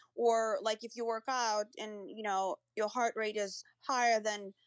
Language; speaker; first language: English; non-native, fluent; Russian